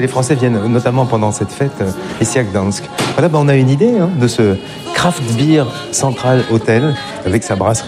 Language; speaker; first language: French; native; French